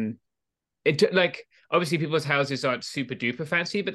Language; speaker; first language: English; native; English